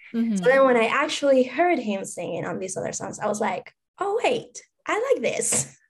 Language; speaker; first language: English; non-native, fluent; Spanish